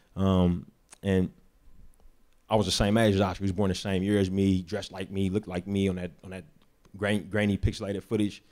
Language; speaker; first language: English; native; English